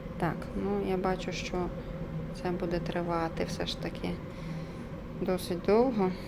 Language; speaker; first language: Ukrainian; non-native, local second language; Russian